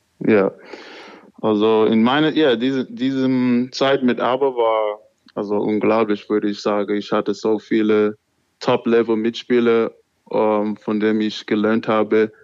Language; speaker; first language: German; non-native, learner; English